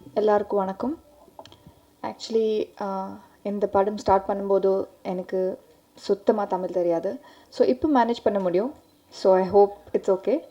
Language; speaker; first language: Tamil; non-native, learner; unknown